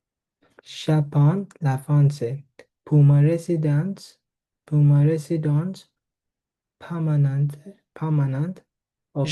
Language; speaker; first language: French; non-native, learner; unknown